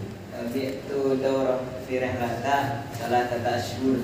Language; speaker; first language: Arabic; non-native, learner; Indonesian